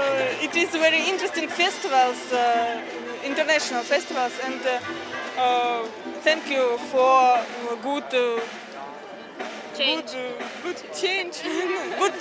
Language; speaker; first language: English; non-native, learner; Russian